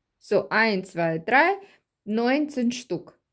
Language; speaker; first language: German; non-native, learner; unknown